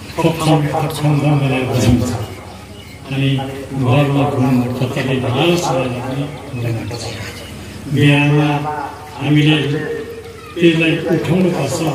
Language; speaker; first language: Nepali; non-native, local second language; Limbu